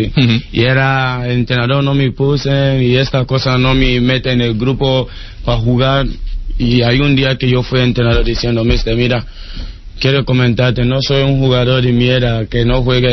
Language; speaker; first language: Spanish; non-native, learner; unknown